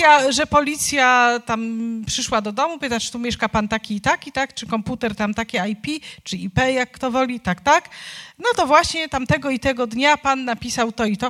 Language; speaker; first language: Polish; native; Polish